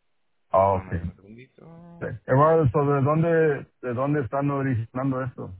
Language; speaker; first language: Spanish; non-native, local second language; English